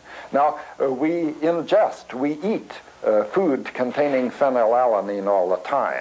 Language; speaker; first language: English; native; English